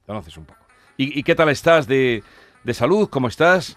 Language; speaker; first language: Spanish; native; Spanish